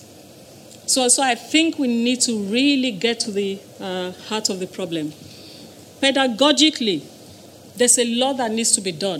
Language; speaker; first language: English; non-native, local second language; Yoruba